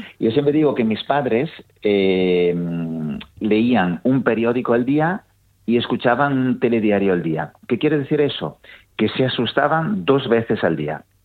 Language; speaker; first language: Spanish; non-native, fluent; Italian